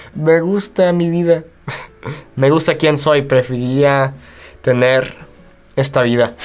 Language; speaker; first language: Spanish; non-native, fluent; English